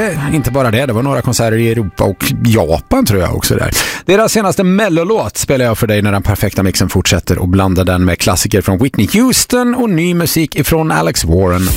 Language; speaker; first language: Swedish; native; Swedish